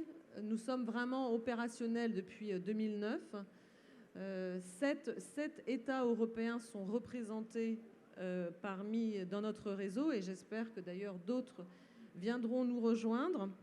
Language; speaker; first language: French; native; French